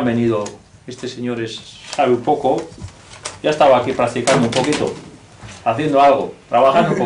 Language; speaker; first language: Spanish; native; Spanish